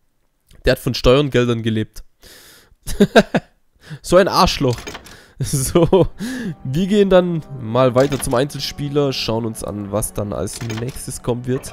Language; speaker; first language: German; native; German